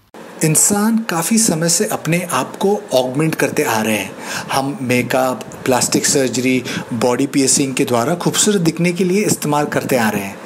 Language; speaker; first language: Hindi; native; Hindi